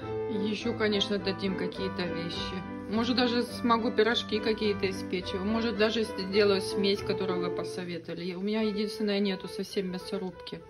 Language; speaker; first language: Russian; native; Russian